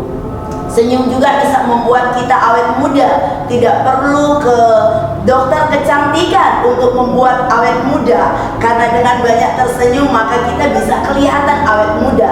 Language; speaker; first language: Indonesian; native; Indonesian